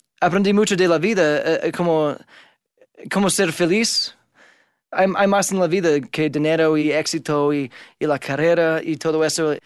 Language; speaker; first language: Spanish; non-native, fluent; English